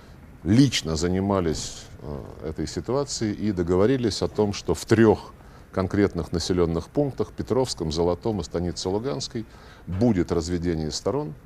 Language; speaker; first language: Russian; native; Russian